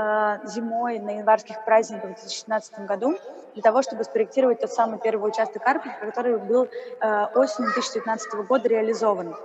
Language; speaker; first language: Russian; native; Russian